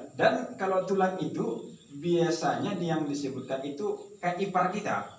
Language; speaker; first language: Indonesian; non-native, local second language; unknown